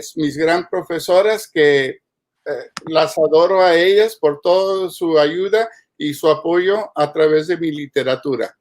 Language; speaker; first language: Spanish; early bilingual, heritage; Spanish